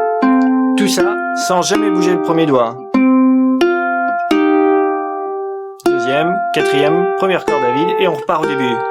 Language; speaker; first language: French; native; French